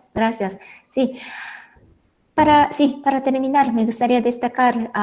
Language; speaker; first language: Spanish; non-native, fluent; Japanese